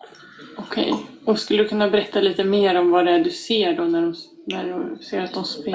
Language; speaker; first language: Swedish; native; Swedish